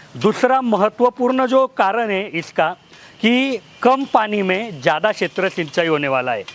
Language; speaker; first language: Hindi; non-native, local second language; Marathi